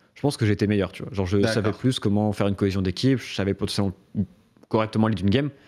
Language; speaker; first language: French; native; French